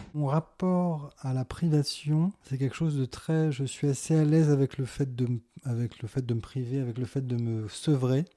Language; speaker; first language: French; native; French